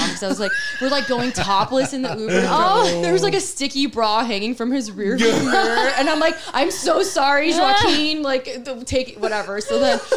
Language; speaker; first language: English; native; English